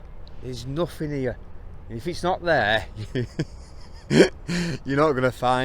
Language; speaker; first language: English; native; English